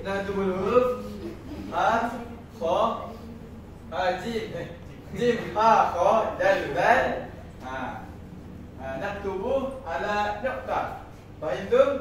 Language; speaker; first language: Arabic; non-native, learner; Malay